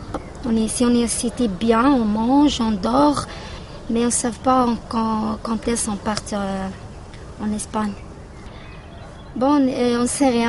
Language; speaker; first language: French; non-native, local second language; Arabic